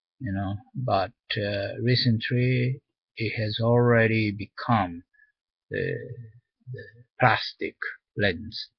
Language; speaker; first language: English; non-native, learner; Japanese